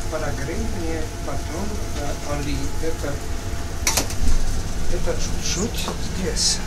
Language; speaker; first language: Russian; non-native, fluent; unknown